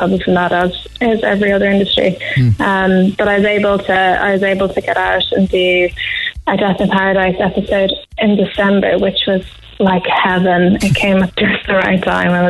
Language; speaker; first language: English; native; English